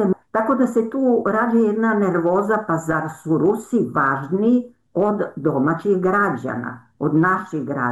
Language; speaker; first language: Serbian; native; Serbian